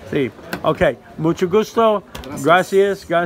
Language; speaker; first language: Spanish; non-native, learner; English